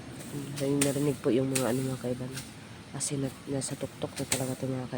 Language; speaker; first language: Filipino; non-native, local second language; Cebuano